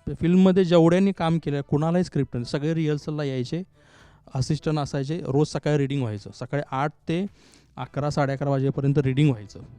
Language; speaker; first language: Marathi; native; Marathi